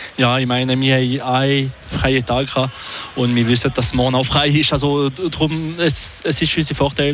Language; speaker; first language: German; non-native, local second language; French